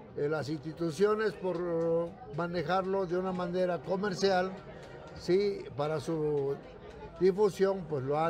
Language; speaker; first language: Spanish; native; Spanish